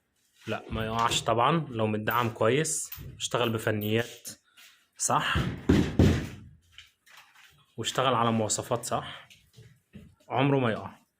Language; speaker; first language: Arabic; native; Arabic